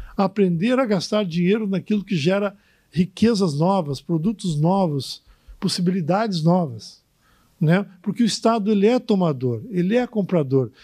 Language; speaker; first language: Portuguese; native; Portuguese